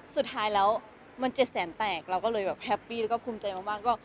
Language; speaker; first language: Thai; early bilingual, other home language; Vietnamese